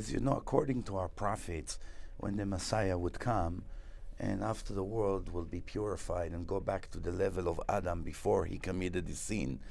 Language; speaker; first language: English; non-native, fluent; Hebrew